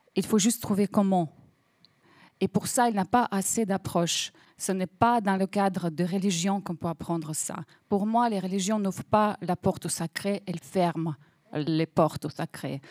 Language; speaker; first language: French; non-native, fluent; Russian